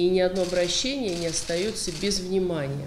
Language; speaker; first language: Russian; native; Russian